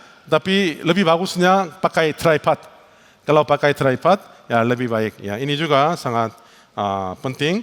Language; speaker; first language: Indonesian; non-native, learner; Korean